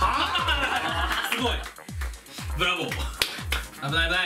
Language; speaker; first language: Japanese; native; Japanese